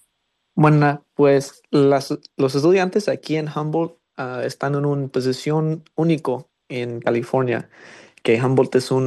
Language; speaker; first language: Spanish; non-native, learner; English